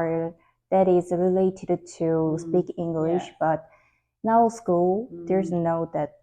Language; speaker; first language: English; non-native, learner; Korean